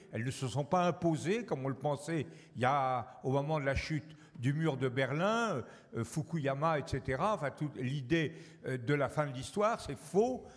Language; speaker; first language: French; native; French